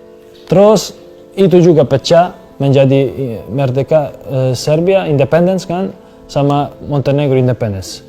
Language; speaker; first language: Indonesian; non-native, fluent; Serbian